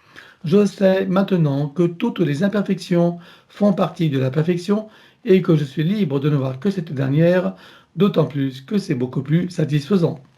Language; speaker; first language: French; native; French